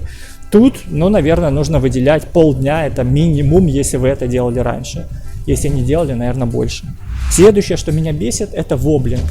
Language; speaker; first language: Russian; native; Russian